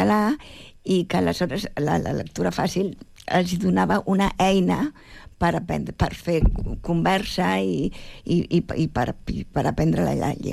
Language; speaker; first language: Catalan; native; Catalan